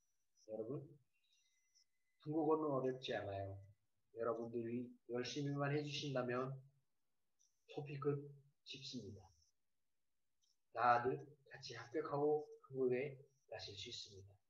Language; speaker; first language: Korean; non-native, fluent; Nepali